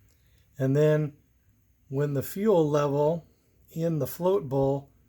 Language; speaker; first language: English; native; English